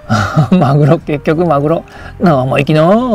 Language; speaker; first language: Japanese; native; Japanese